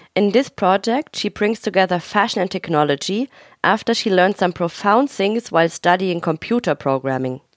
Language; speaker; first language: English; non-native, fluent; German